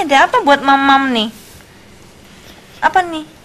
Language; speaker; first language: Indonesian; native; Indonesian